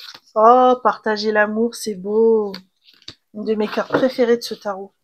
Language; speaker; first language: French; native; French